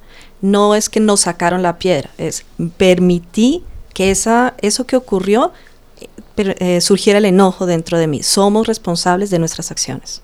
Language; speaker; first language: Spanish; native; Spanish